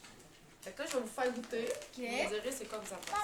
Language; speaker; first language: French; native; French